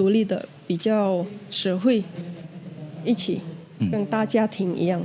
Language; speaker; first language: Chinese; non-native, fluent; Indonesian